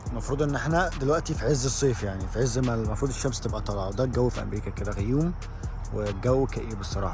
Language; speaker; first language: Arabic; native; Arabic